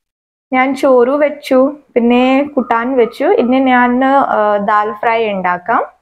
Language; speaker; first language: Malayalam; non-native, learner; Hindi